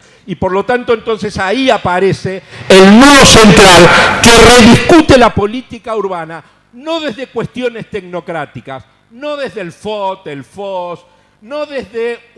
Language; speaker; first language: Spanish; native; Spanish